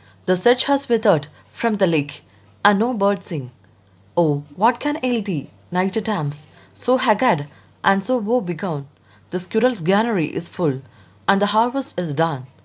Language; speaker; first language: English; non-native, local second language; Malayalam